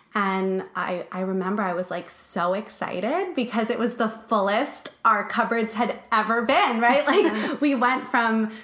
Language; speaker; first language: English; native; English